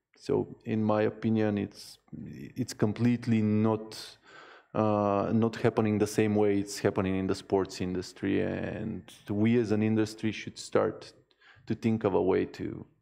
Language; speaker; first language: English; non-native, fluent; Bulgarian